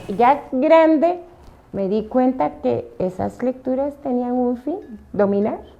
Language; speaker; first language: Spanish; non-native, local second language; English